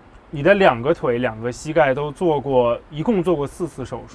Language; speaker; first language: Chinese; native; Chinese